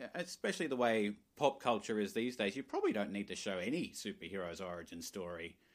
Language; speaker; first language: English; native; English